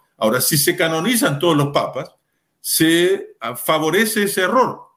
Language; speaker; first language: Spanish; native; Spanish